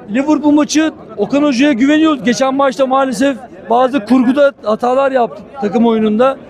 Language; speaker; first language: Turkish; native; Turkish